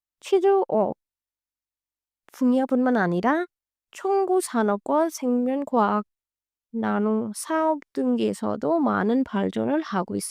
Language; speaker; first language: Korean; non-native, learner; Hindi